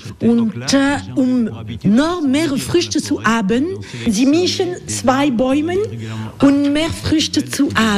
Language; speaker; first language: German; non-native, learner; French